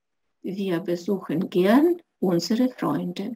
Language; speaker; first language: German; non-native, fluent; Russian